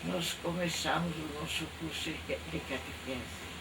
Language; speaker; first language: Portuguese; non-native, fluent; Dutch